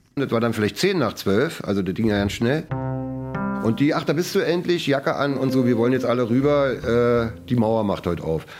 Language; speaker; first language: German; native; German